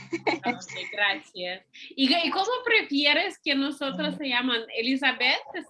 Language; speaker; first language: Spanish; non-native, fluent; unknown